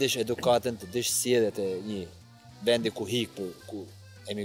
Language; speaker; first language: Albanian; early bilingual, heritage; Albanian